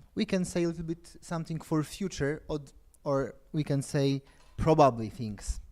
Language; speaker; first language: English; non-native, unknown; Polish